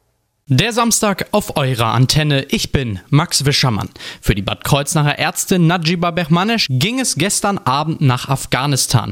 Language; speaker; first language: German; native; German